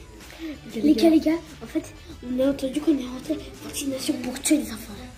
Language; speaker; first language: French; native; French